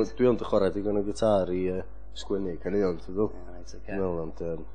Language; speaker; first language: Welsh; native; Welsh